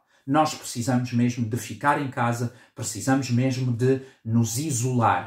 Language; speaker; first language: Portuguese; native; Portuguese